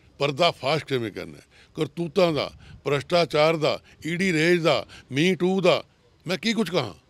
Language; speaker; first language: Punjabi; native; Punjabi